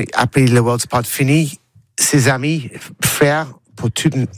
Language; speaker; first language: French; non-native, learner; English